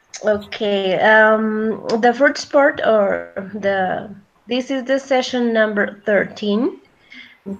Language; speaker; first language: English; non-native, fluent; Spanish